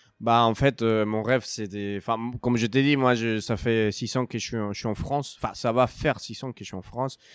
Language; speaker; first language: French; non-native, fluent; Spanish